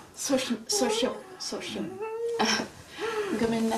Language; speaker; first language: Japanese; non-native, learner; French